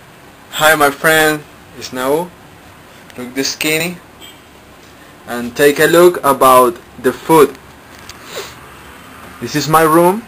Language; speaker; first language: English; non-native, learner; Spanish